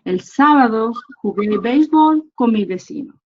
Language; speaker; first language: Spanish; non-native, fluent; English